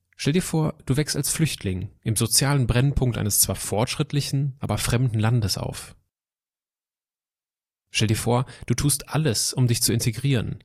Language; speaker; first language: German; native; German